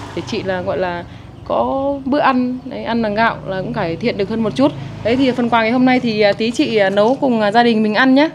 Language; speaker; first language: Vietnamese; native; Vietnamese